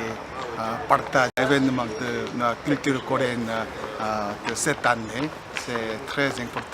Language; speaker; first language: French; non-native, learner; Korean